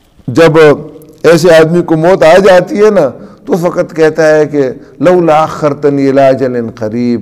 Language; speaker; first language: Urdu; native; Urdu